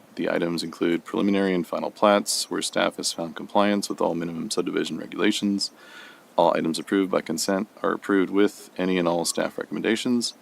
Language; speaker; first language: English; native; English